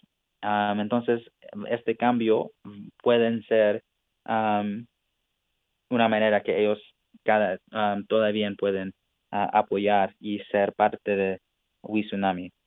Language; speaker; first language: Spanish; non-native, fluent; English